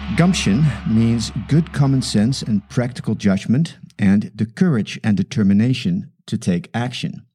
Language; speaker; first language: English; non-native, fluent; Dutch